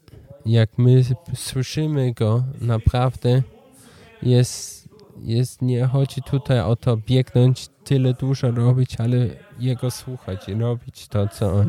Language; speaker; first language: Polish; non-native, learner; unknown